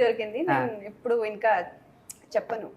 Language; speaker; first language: Telugu; non-native, fluent; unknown